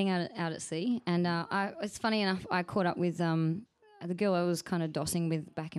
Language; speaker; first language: English; native; English